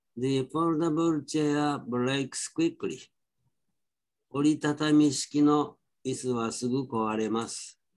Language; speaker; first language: Japanese; native; Japanese